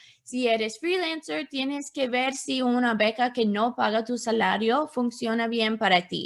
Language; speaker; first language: Spanish; non-native, fluent; English